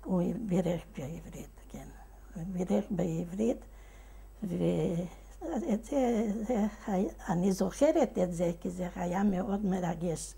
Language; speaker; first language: Hebrew; non-native, fluent; Hungarian